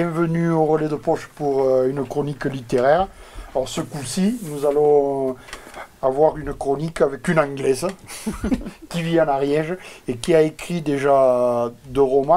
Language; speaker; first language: French; native; French